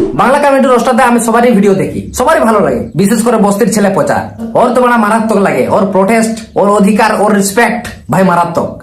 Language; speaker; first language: Bangla; non-native, local second language; Santali